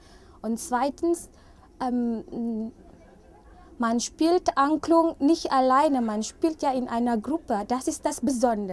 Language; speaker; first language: German; non-native, fluent; Indonesian